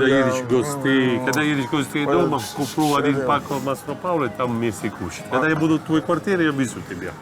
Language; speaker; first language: Russian; non-native, learner; Italian